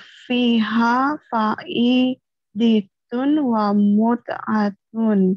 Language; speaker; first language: Arabic; non-native, learner; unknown